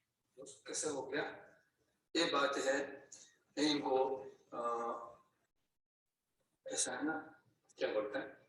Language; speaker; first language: Hindi; non-native, learner; Tibetan